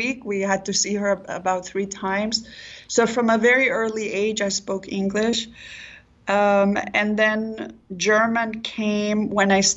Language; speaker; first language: English; non-native, fluent; Catalan